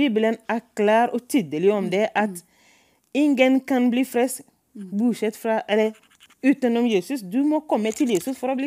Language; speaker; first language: Norwegian; non-native, fluent; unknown